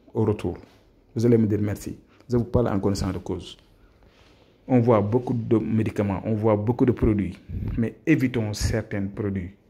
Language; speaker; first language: French; non-native, local second language; Wolof